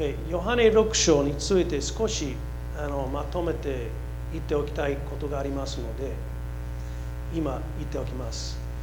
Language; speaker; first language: Japanese; non-native, fluent; English